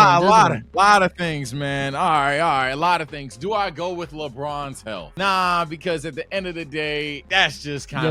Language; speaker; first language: English; native; English